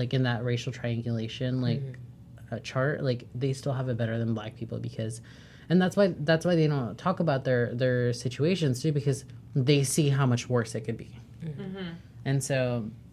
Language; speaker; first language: English; native; English